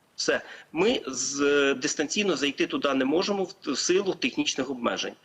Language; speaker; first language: Ukrainian; native; Ukrainian